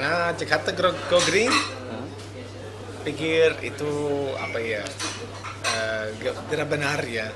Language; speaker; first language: Indonesian; non-native, learner; English